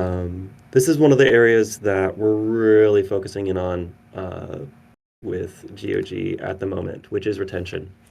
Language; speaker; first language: English; native; English